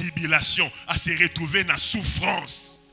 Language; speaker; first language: French; non-native, local second language; Lingala